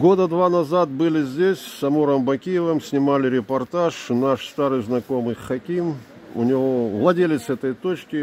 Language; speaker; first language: Russian; native; Russian